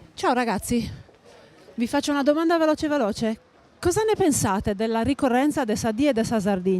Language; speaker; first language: Italian; native; Italian